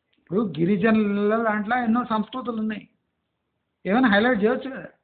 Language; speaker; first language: Telugu; native; Telugu